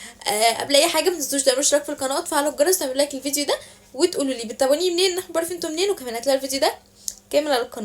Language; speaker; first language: Arabic; native; Arabic